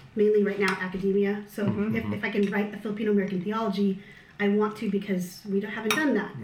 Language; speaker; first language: English; early bilingual, other home language; Filipino